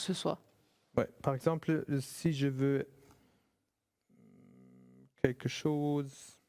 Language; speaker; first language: French; non-native, fluent; German